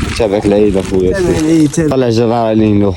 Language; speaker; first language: Arabic; native; Arabic